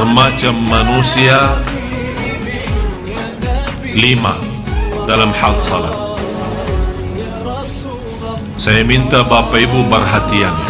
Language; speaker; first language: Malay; non-native, fluent; Arabic